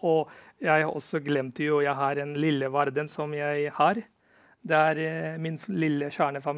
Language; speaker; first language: Norwegian; non-native, fluent; Rohingya